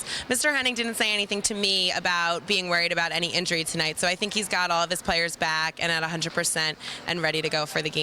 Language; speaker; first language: English; native; English